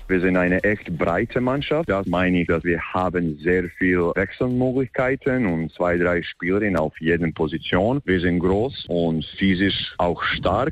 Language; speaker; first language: German; non-native, fluent; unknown